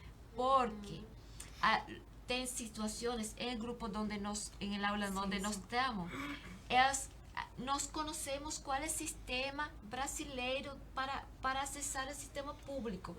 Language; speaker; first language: Portuguese; non-native, learner; Spanish